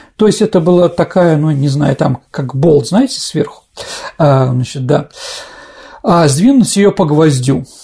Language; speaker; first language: Russian; native; Russian